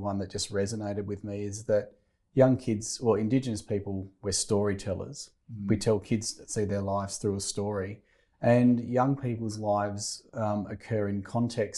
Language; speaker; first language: English; native; English